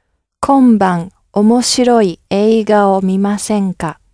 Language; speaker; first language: Japanese; non-native, learner; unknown